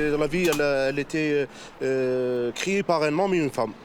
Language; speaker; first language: French; non-native, learner; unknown